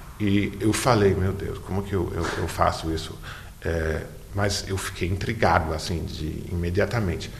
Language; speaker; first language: Portuguese; non-native, fluent; English